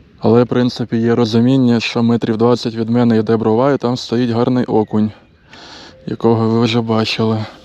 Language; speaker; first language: Ukrainian; non-native, local second language; Russian